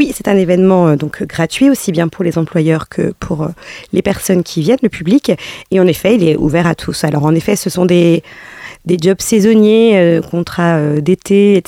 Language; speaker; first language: French; native; French